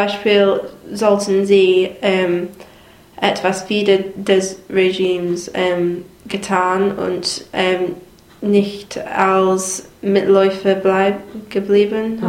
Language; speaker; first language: German; non-native, learner; English